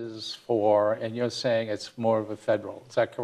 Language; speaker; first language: English; native; English